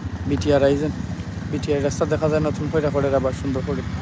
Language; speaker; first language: Bangla; native; Bangla